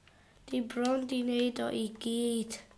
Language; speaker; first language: Welsh; non-native, local second language; English